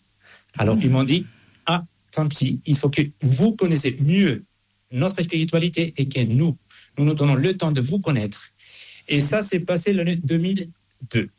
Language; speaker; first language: French; non-native, fluent; Spanish